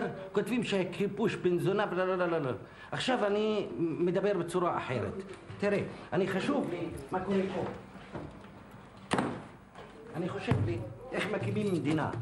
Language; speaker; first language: Hebrew; non-native, local second language; Arabic